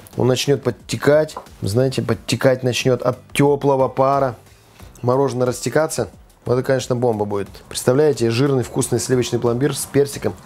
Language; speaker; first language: Russian; native; Russian